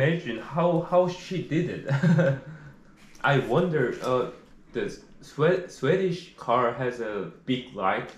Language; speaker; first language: English; non-native, learner; Korean